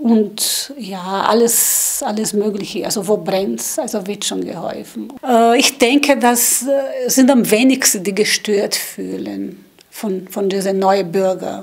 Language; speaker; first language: German; non-native, learner; Portuguese